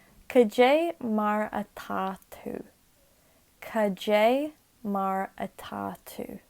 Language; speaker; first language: Irish; non-native, local second language; English